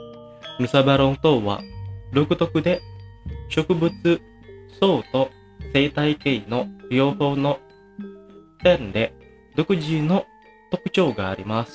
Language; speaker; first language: Japanese; non-native, fluent; Indonesian